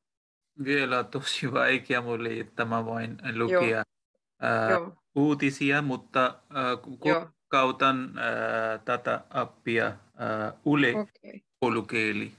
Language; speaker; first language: Finnish; non-native, learner; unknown